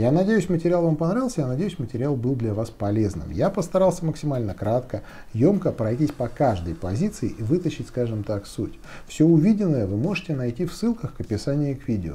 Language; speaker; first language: Russian; native; Russian